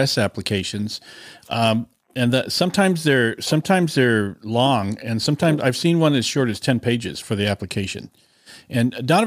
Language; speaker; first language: English; native; English